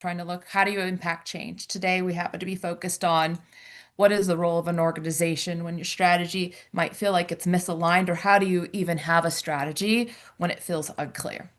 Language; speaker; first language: English; native; English